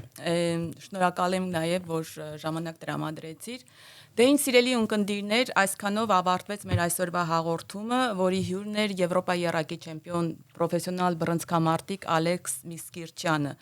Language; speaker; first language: Armenian; early bilingual, heritage; Armenian